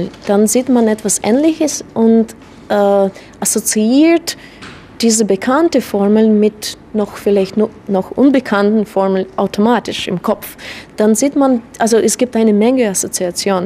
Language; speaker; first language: German; non-native, fluent; Russian